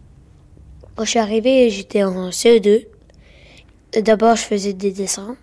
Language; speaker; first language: French; early bilingual, other home language; Ukrainian